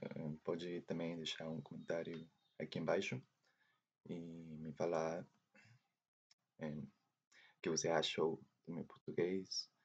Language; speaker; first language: Portuguese; non-native, fluent; Spanish